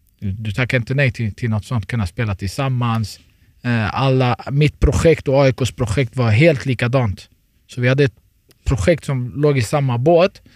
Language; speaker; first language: Swedish; early bilingual, other home language; Turoyo